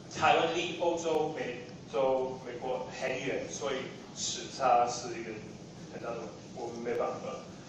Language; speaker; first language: Chinese; non-native, fluent; English